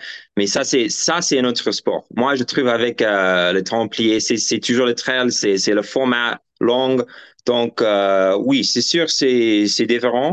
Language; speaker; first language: French; non-native, fluent; English